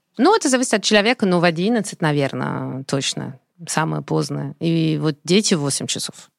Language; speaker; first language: Russian; non-native, fluent; French